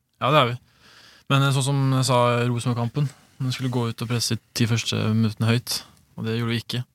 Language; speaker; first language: Norwegian; early bilingual, other home language; Swedish